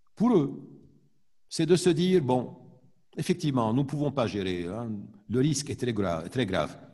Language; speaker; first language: French; non-native, local second language; Arabic